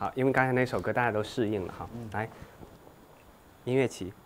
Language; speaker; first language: Chinese; native; Chinese